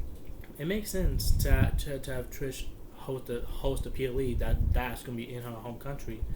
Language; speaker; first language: English; native; English